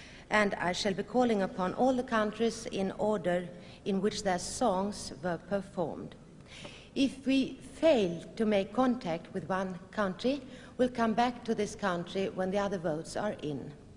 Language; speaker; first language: English; non-native, fluent; Swedish